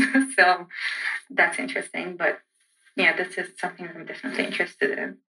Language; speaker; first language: English; non-native, fluent; Arabic